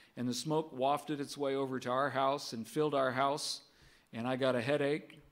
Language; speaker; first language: English; native; English